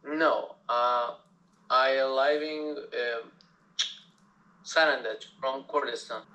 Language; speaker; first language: English; non-native, learner; Persian